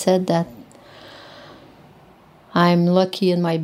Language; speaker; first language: English; non-native, fluent; French